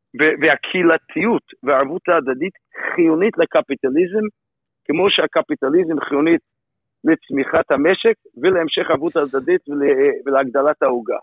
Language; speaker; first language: Hebrew; non-native, fluent; English